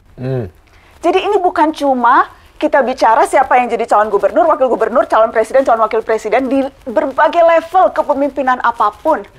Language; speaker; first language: Indonesian; native; Indonesian